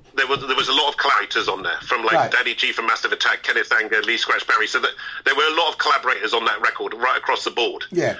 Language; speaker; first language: English; native; English